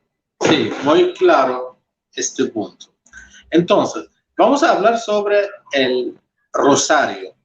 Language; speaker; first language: Spanish; non-native, fluent; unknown